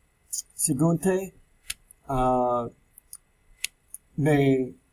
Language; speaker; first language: Spanish; non-native, learner; English